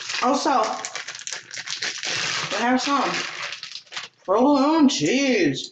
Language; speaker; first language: English; native; English